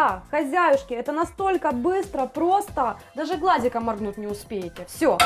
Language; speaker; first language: Russian; native; Russian